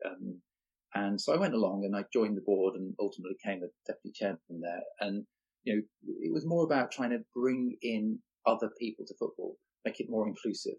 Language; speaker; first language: English; native; English